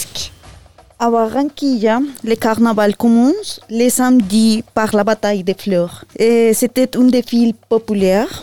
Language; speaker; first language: French; non-native, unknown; Spanish